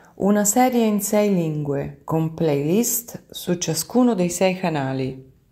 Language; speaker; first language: Italian; non-native, fluent; German